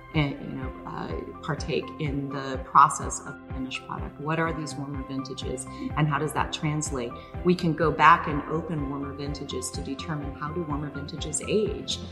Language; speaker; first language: English; native; English